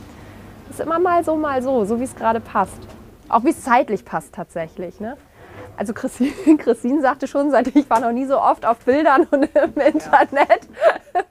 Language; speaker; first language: German; native; German